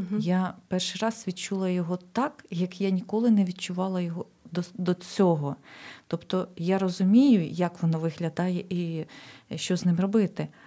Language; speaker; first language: Ukrainian; native; Ukrainian